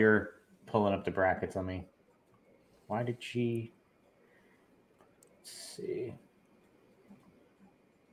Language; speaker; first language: English; native; English